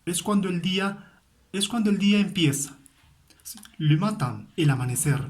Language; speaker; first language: Spanish; native; Spanish